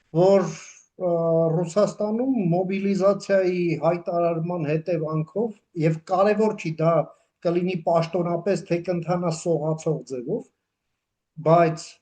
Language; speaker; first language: Armenian; native; Armenian